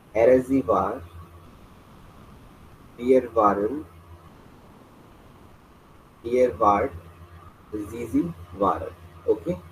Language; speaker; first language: German; non-native, fluent; Hindi